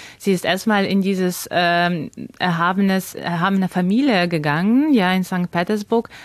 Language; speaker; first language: German; non-native, fluent; Ukrainian